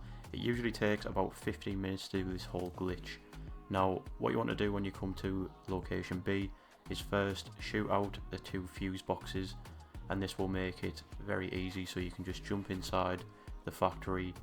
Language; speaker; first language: English; native; English